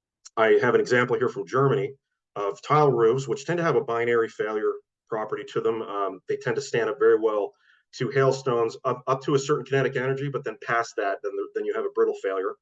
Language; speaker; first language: English; native; English